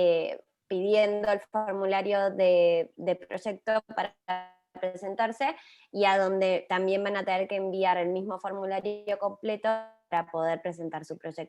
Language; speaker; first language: Spanish; native; Spanish